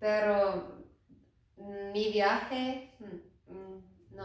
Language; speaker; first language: Spanish; non-native, learner; English